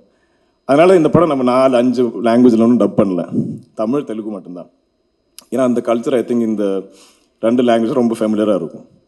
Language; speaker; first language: Tamil; non-native, local second language; Malayalam